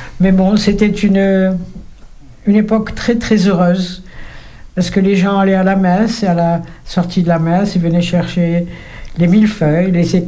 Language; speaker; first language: French; native; French